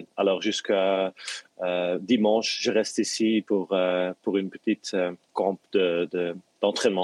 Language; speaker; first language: French; non-native, local second language; Dutch